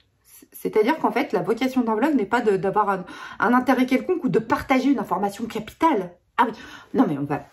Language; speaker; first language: French; native; French